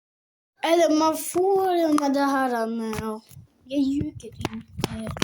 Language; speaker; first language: Swedish; non-native, local second language; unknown